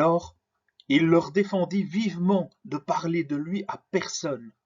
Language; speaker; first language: French; native; French